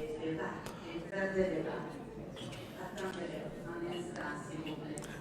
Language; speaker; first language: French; non-native, learner; Spanish